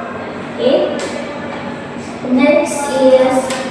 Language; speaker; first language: English; non-native, learner; Indonesian